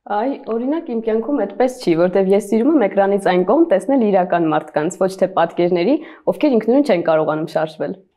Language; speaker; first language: Armenian; native; Armenian